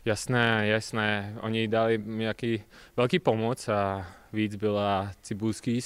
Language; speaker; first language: Czech; non-native, learner; Latvian